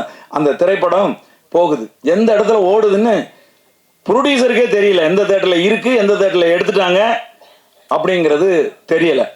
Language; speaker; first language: Tamil; native; Tamil